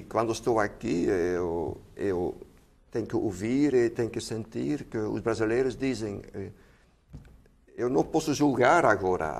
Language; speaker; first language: Portuguese; non-native, fluent; Dutch